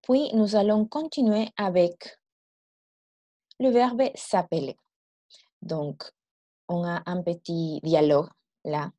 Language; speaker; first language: French; non-native, fluent; Spanish